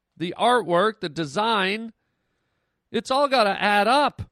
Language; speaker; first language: English; native; English